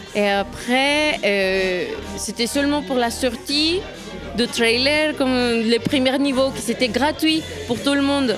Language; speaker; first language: French; non-native, fluent; Spanish